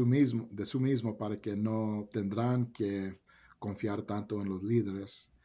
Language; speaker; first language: Spanish; early bilingual, heritage; Spanish